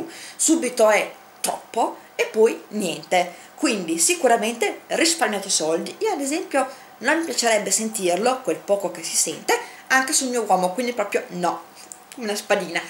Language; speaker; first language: Italian; native; Italian